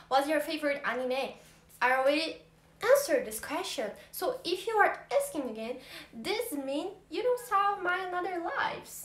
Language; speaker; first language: English; non-native, learner; Portuguese